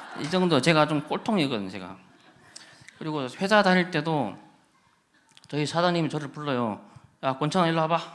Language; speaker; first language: Korean; native; Korean